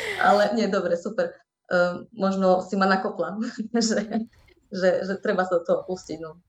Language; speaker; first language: Slovak; native; Slovak